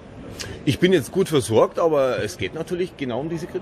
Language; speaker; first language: German; native; German